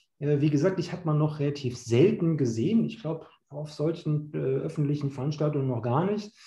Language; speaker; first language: German; native; German